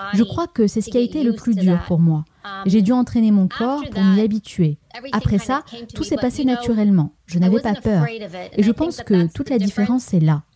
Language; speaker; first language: French; non-native, fluent; Greek